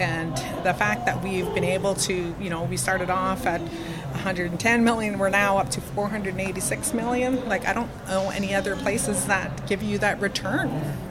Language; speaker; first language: English; native; English